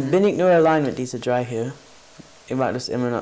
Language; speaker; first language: German; non-native, learner; English